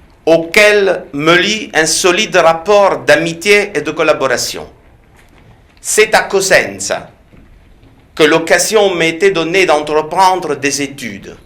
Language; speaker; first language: French; non-native, fluent; Italian